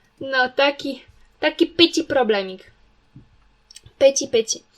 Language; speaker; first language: Polish; native; Polish